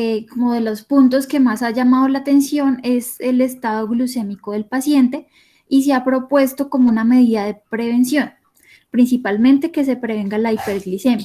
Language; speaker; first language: Spanish; native; Spanish